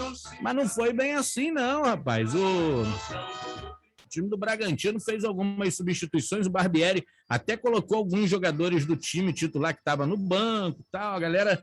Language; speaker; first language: Portuguese; native; Portuguese